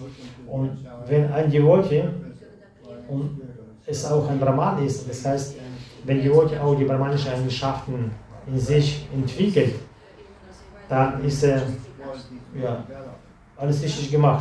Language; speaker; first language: German; non-native, fluent; Russian